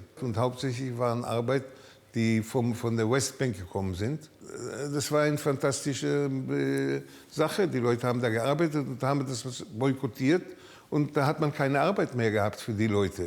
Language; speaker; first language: German; early bilingual, heritage; German